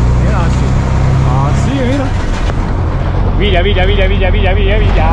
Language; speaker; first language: Spanish; non-native, learner; Japanese